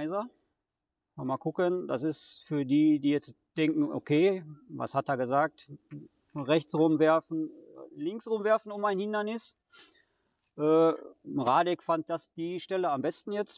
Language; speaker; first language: German; native; German